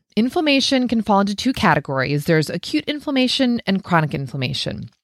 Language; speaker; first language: English; native; English